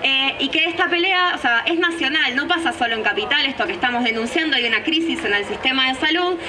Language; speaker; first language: Spanish; native; Spanish